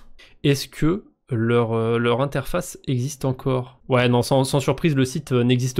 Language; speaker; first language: French; native; French